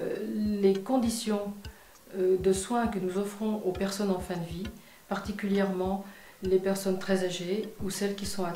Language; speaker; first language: French; native; French